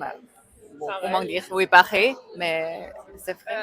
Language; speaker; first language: French; non-native, learner; Korean